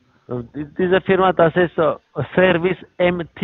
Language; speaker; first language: German; non-native, learner; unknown